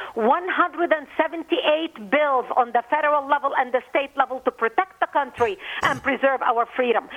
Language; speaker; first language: English; non-native, fluent; Arabic